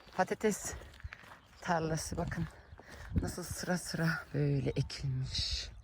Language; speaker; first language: Turkish; early bilingual, heritage; Turkish